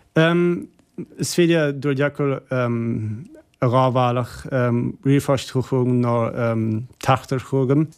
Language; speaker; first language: Irish; non-native, fluent; German